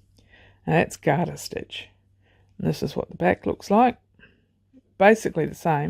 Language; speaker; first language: English; native; English